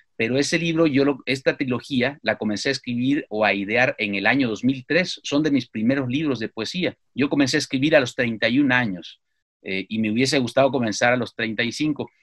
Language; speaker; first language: Spanish; native; Spanish